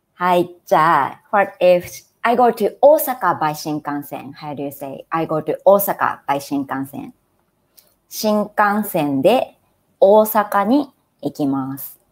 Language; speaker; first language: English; non-native, fluent; Japanese